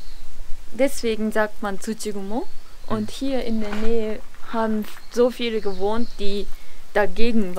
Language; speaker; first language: German; non-native, fluent; Japanese